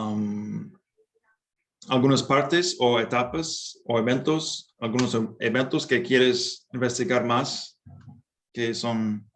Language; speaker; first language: Spanish; non-native, fluent; English